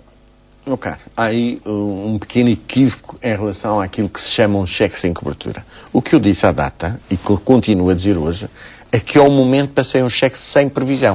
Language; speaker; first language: Portuguese; native; Portuguese